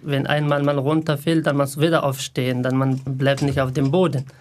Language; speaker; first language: German; non-native, learner; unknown